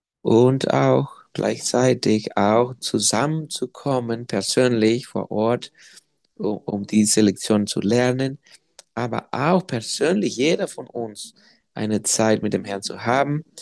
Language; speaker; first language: German; non-native, fluent; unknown